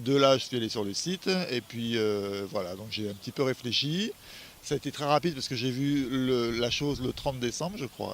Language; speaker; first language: French; native; French